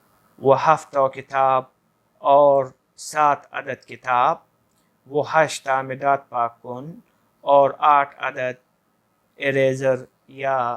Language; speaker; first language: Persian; non-native, fluent; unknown